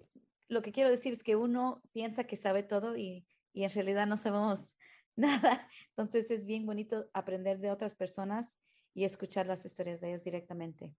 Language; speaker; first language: Spanish; early bilingual, heritage; Spanish